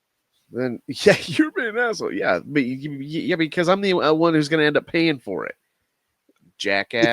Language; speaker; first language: English; native; English